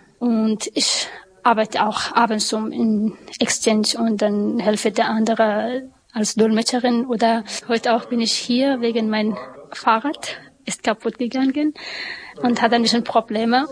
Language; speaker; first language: German; non-native, learner; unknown